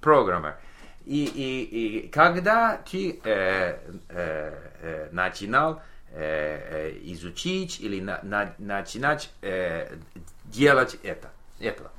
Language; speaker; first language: Russian; non-native, learner; English